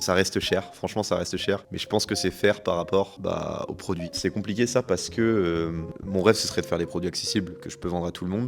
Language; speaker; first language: French; native; French